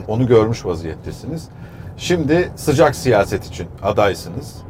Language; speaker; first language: Turkish; native; Turkish